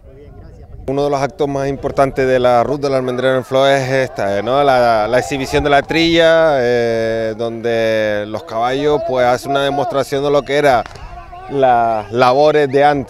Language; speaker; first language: Spanish; native; Spanish